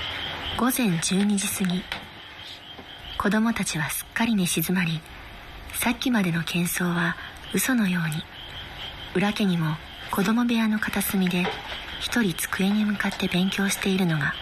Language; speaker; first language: Japanese; native; Japanese